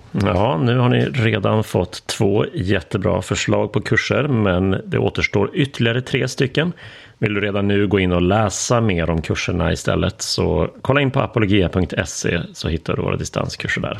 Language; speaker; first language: Swedish; native; Swedish